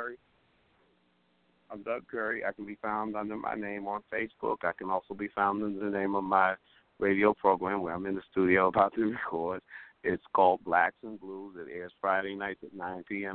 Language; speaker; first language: English; native; English